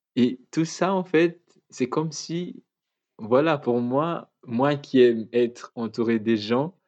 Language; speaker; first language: French; non-native, local second language; Malagasy